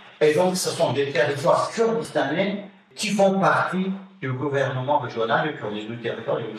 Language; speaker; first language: French; non-native, fluent; Kurdish